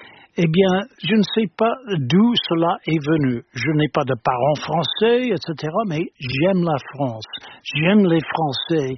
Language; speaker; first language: French; non-native, fluent; English